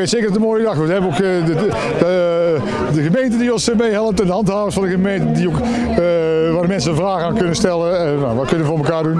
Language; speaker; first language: Dutch; native; Dutch